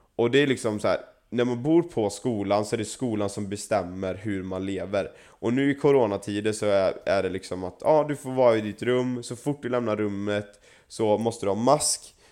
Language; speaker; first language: Swedish; native; Swedish